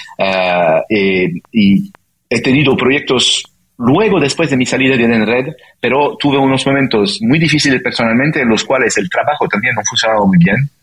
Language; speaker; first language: Spanish; non-native, fluent; French